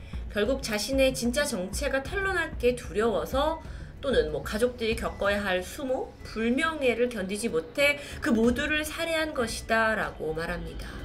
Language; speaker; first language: Korean; native; Korean